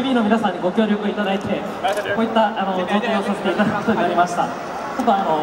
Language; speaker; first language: Japanese; native; Japanese